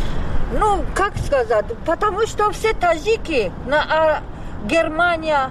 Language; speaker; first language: Russian; non-native, learner; Tajik